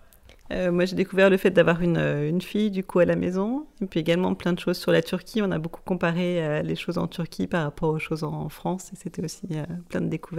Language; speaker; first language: French; native; French